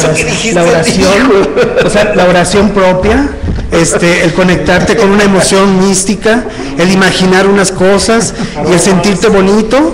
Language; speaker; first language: Spanish; native; Spanish